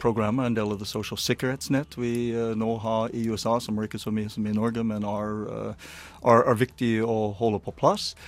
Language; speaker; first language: Norwegian; non-native, learner; English